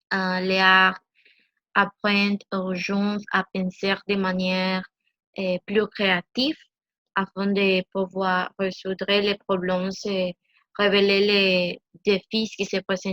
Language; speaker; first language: French; non-native, learner; Spanish